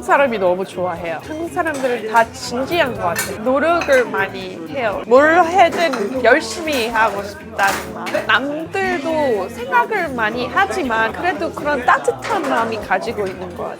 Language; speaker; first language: Korean; non-native, fluent; English